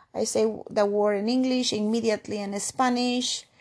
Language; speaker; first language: English; non-native, fluent; Spanish